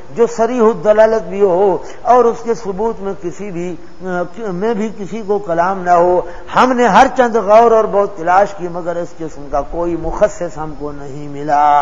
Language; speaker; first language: Urdu; non-native, local second language; Saraiki